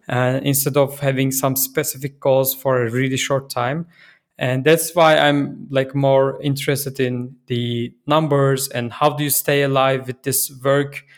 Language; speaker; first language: English; non-native, fluent; Turkish